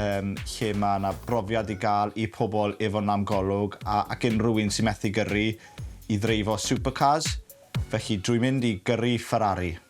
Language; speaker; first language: Welsh; native; Welsh